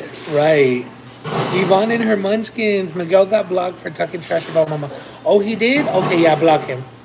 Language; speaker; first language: English; early bilingual, other home language; Spanish